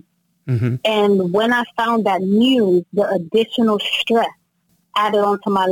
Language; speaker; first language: English; native; English